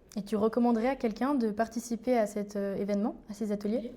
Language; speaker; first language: French; native; French